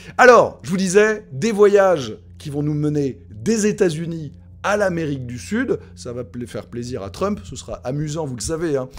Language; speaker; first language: French; native; French